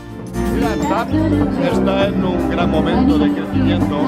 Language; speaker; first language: Spanish; non-native, fluent; Portuguese